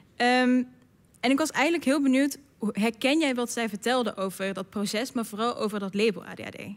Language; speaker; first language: Dutch; native; Dutch